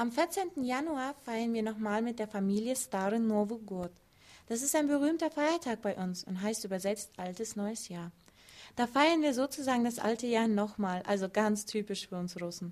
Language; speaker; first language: German; early bilingual, other home language; Russian